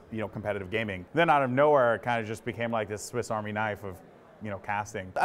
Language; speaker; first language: English; native; English